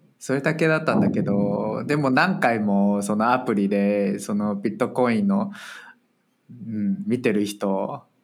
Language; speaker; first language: Japanese; non-native, fluent; Chinese